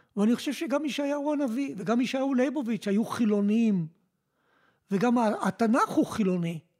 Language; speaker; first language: Hebrew; early bilingual, other home language; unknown